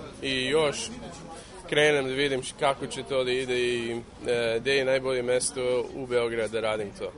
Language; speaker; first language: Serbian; early bilingual, heritage; English